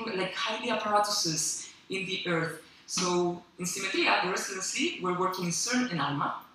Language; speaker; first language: English; non-native, fluent; Spanish